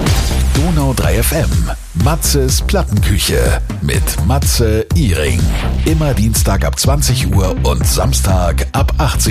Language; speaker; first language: German; native; German